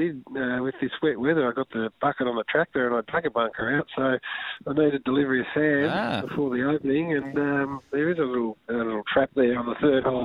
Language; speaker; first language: English; native; English